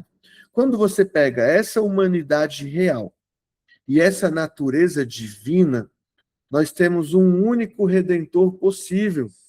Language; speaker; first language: Portuguese; native; Portuguese